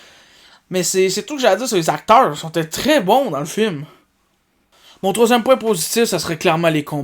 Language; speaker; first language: French; native; French